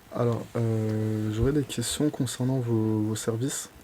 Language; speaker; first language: French; native; French